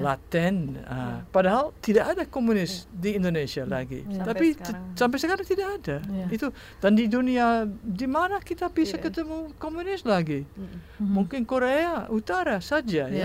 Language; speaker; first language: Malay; non-native, fluent; Dutch